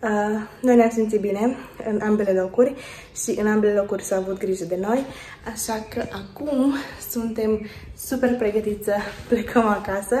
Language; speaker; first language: Romanian; native; Romanian